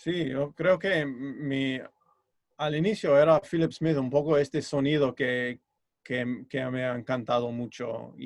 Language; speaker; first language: Spanish; non-native, fluent; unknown